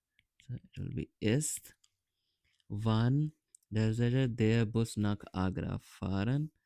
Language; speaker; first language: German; non-native, fluent; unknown